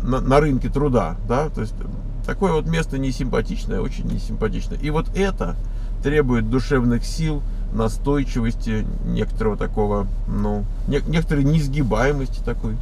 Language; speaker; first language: Russian; native; Russian